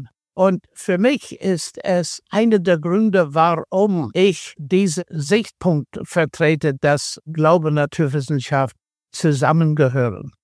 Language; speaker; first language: German; non-native, fluent; English